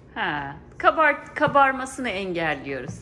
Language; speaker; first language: Turkish; native; Turkish